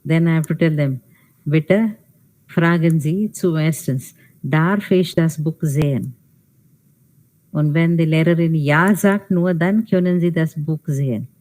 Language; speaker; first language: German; non-native, fluent; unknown